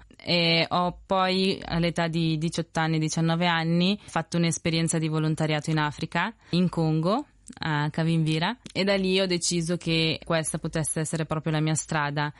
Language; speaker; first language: Italian; early bilingual, other home language; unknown